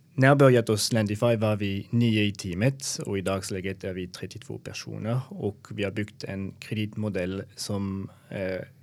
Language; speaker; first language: Swedish; non-native, fluent; French